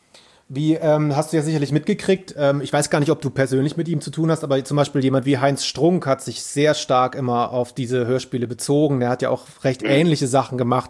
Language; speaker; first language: German; native; German